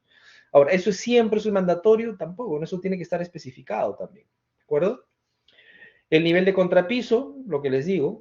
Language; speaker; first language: Spanish; native; Spanish